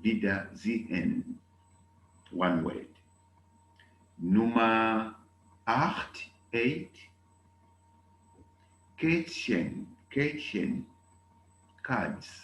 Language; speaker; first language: German; non-native, learner; Bemba